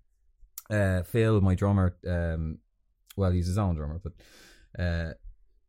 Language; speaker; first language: English; native; English